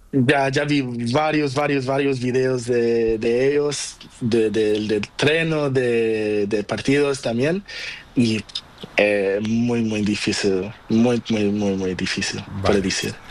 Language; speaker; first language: Spanish; non-native, learner; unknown